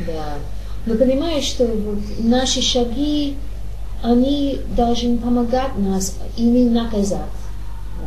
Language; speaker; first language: Russian; non-native, learner; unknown